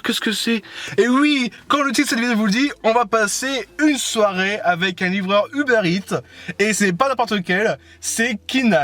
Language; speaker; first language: French; native; French